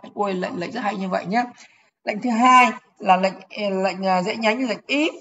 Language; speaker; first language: Vietnamese; native; Vietnamese